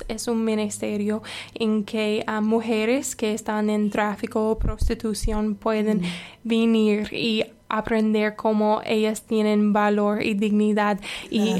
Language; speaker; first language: Spanish; non-native, fluent; English